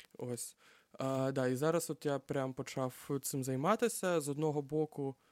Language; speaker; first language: Ukrainian; native; Ukrainian